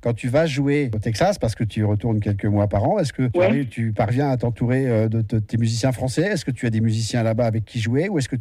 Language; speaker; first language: French; native; French